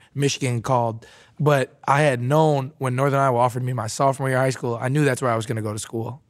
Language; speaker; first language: English; native; English